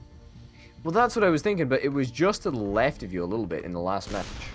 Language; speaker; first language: English; native; English